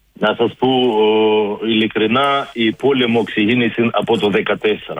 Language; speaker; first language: Greek; non-native, learner; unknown